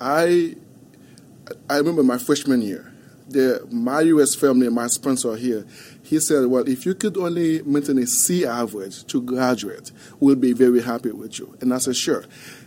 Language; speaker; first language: English; non-native, fluent; Haitian Creole